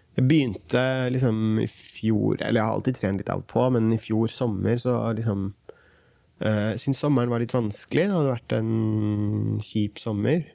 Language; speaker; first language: Norwegian; early bilingual, other home language; Kurdish